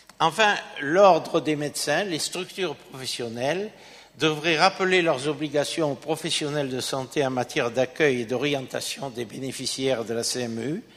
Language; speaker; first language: French; native; French